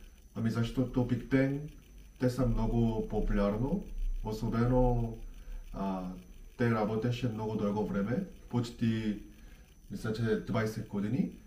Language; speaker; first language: Bulgarian; non-native, learner; Korean